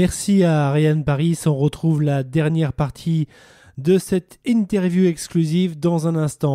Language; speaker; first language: French; native; French